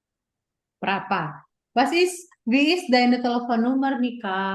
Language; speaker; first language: German; non-native, fluent; Indonesian